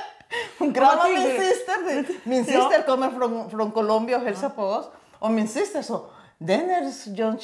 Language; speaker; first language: Swedish; non-native, learner; Spanish